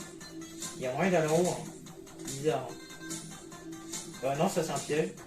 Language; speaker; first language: French; native; French